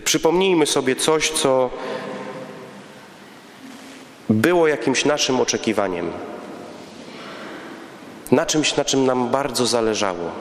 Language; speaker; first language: Polish; native; Polish